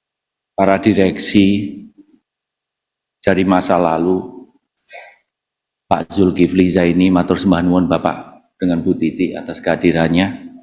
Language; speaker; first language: Indonesian; native; Indonesian